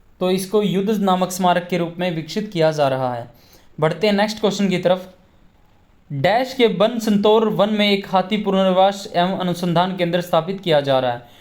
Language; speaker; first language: Hindi; native; Hindi